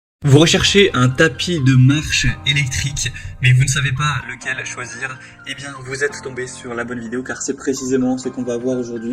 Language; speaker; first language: French; native; French